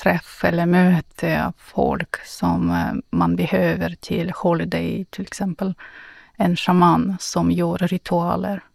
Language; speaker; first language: Swedish; non-native, fluent; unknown